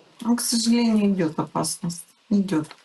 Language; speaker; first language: Russian; native; Russian